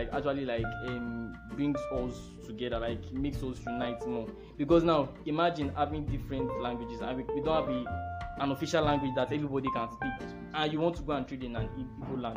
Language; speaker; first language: English; non-native, local second language; Bini